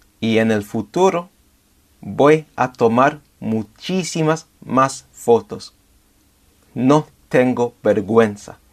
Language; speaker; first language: Spanish; non-native, fluent; English